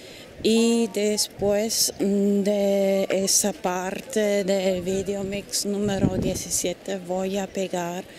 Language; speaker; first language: Spanish; non-native, fluent; German